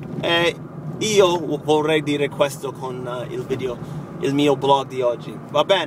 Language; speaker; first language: Italian; non-native, fluent; English